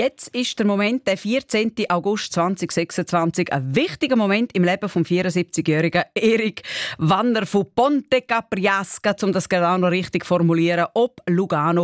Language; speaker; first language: German; native; German